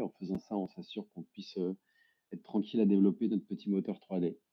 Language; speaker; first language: French; native; French